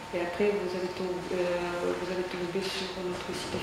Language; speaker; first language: French; non-native, fluent; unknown